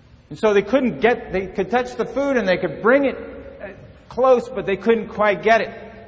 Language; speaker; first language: English; native; English